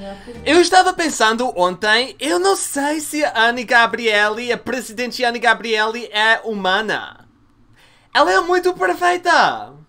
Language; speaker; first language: Portuguese; early bilingual, heritage; Portuguese